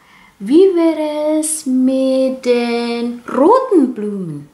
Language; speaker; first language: German; non-native, fluent; Indonesian